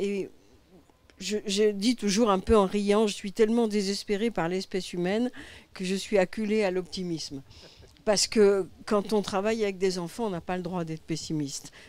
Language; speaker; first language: French; native; French